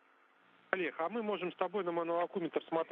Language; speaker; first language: Russian; native; Russian